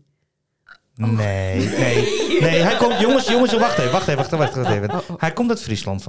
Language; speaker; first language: Dutch; native; Dutch